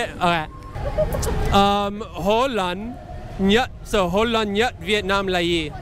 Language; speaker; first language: Vietnamese; non-native, learner; English